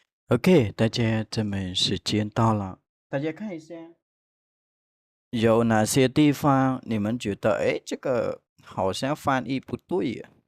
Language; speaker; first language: Chinese; non-native, fluent; Khmer